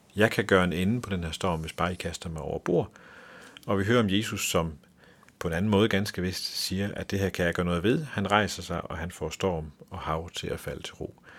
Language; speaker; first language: Danish; native; Danish